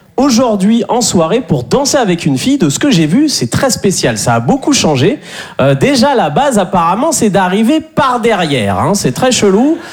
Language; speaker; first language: French; native; French